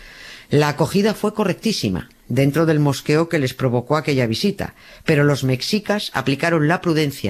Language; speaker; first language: Spanish; native; Spanish